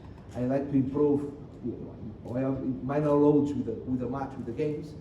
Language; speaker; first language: English; non-native, learner; Portuguese